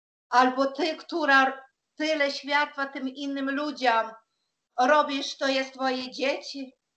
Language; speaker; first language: Polish; non-native, fluent; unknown